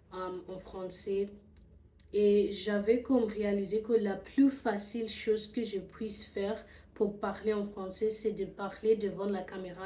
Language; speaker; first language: French; non-native, learner; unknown